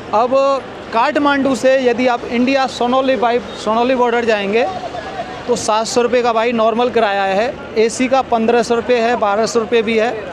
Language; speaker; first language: Hindi; native; Hindi